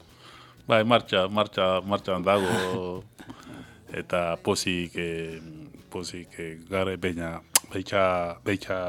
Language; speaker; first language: Basque; non-native, learner; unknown